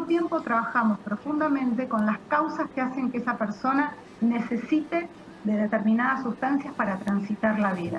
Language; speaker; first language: Spanish; native; Spanish